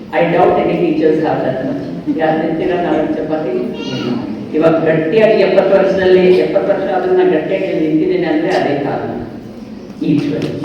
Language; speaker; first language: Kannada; non-native, local second language; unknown